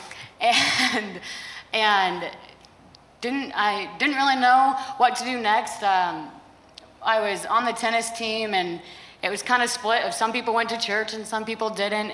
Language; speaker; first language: English; native; English